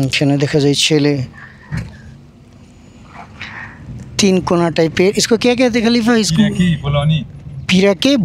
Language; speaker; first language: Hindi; non-native, learner; Bangla